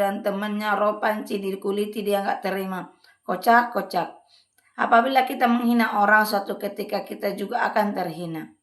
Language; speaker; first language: Indonesian; native; Indonesian